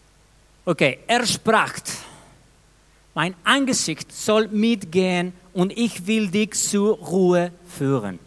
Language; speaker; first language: German; non-native, fluent; Spanish